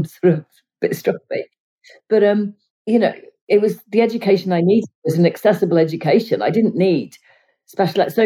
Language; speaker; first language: English; native; English